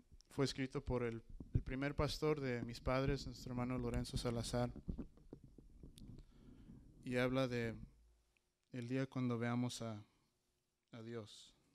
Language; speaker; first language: Spanish; early bilingual, heritage; Spanish